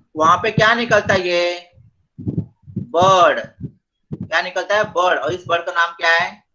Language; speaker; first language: Hindi; non-native, local second language; Marathi